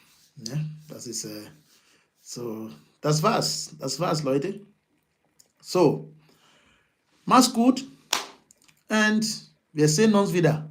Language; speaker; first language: German; non-native, learner; Yoruba